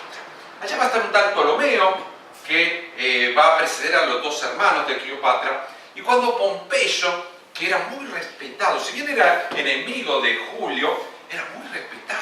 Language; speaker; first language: Spanish; native; Spanish